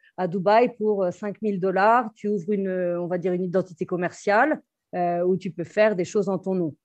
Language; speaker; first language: French; native; French